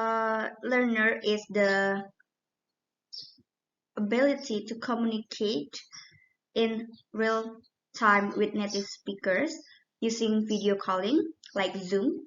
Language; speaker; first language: English; non-native, learner; Indonesian